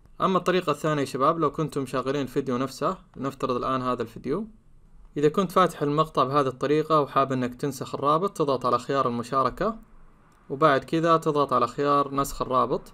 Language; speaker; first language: Arabic; native; Arabic